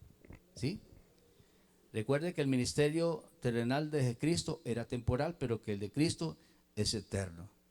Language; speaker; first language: Spanish; native; Spanish